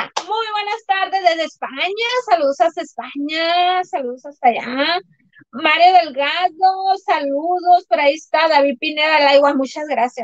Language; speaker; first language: Spanish; native; Spanish